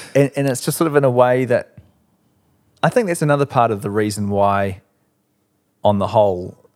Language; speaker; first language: English; native; English